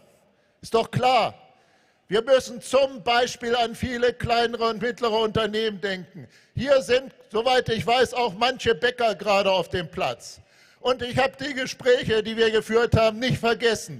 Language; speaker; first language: German; native; German